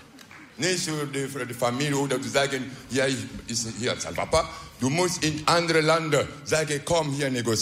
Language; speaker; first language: Dutch; non-native, learner; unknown